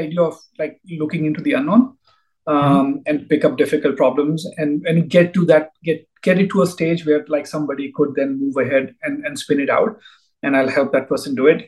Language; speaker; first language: English; non-native, local second language; Hindi